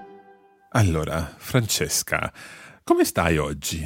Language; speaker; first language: Italian; non-native, fluent; English